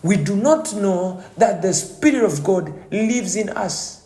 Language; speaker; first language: English; non-native, local second language; Swahili